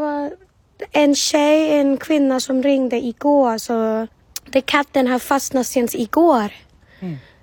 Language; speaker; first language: Swedish; non-native, learner; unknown